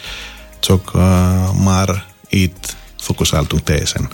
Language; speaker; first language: Hungarian; non-native, fluent; Greek